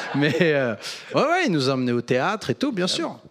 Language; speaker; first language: French; native; French